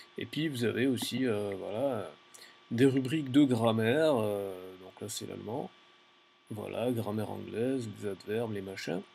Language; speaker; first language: French; native; French